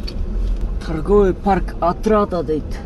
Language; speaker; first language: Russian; non-native, local second language; Kyrgyz